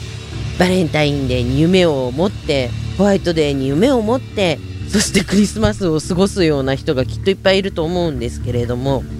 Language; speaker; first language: Japanese; native; Japanese